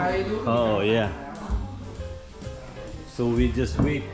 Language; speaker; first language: English; non-native, learner; Filipino